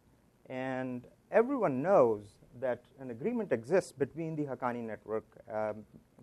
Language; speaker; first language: English; non-native, local second language; Pashto